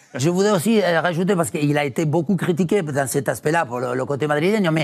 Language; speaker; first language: French; non-native, fluent; Spanish